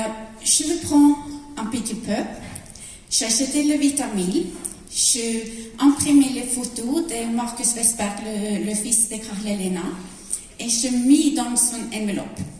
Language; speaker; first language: French; non-native, learner; Norwegian